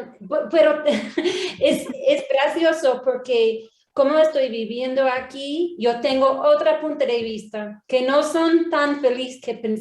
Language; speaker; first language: Spanish; non-native, learner; English